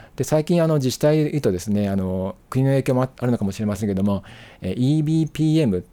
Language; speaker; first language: Japanese; native; Japanese